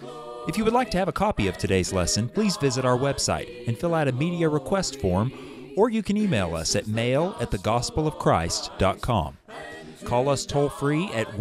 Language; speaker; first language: English; native; English